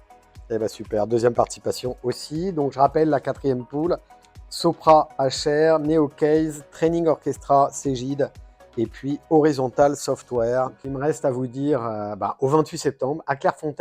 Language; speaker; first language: French; native; French